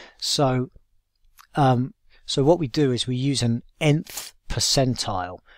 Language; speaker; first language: English; native; English